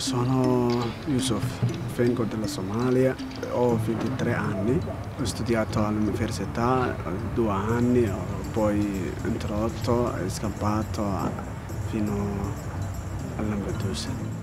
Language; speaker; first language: Italian; non-native, learner; Somali